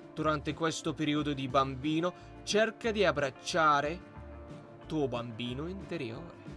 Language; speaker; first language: Italian; non-native, learner; Russian